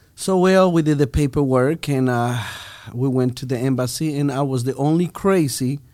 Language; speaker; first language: English; non-native, fluent; Spanish